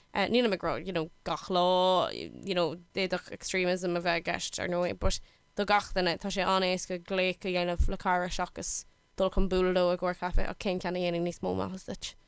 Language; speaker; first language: Irish; non-native, local second language; English